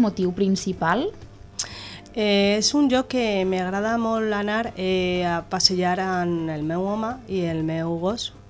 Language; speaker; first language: Catalan; non-native, local second language; Spanish